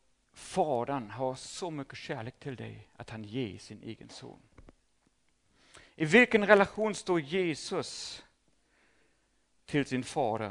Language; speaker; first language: Swedish; non-native, fluent; German